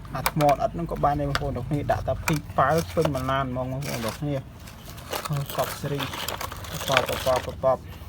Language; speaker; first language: Khmer; native; Khmer